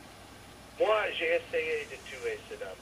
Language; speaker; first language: French; non-native, fluent; English